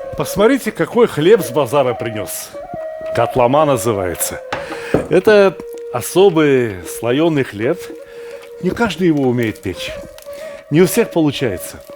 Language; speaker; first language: Russian; native; Russian